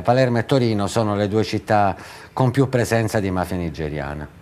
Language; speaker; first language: Italian; native; Italian